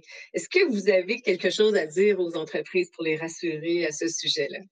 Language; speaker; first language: French; native; French